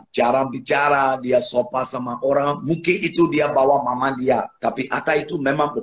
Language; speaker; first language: Indonesian; non-native, fluent; English